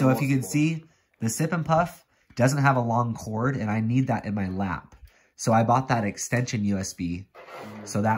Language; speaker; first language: English; native; English